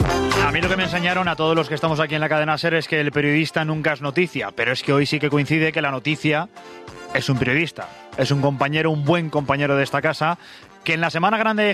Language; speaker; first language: Spanish; native; Spanish